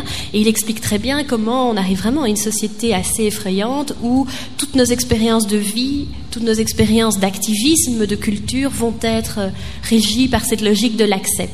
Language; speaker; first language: French; native; French